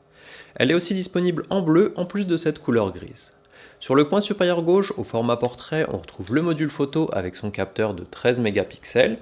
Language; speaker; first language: French; native; French